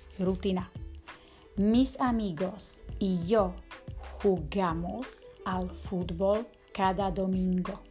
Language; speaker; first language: Spanish; non-native, fluent; Slovak